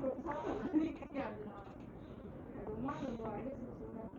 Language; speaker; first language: Korean; native; Korean